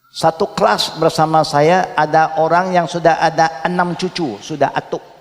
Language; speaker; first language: Malay; non-native, local second language; Chinese